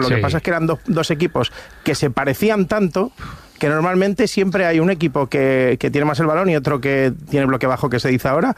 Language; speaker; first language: Spanish; native; Spanish